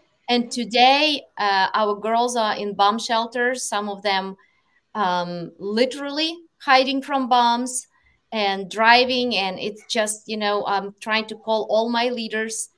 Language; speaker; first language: English; non-native, fluent; Ukrainian